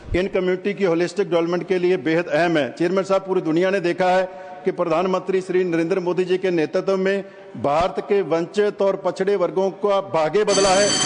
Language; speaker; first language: Hindi; non-native, local second language; Punjabi